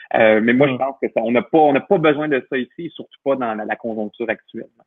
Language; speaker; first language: French; native; French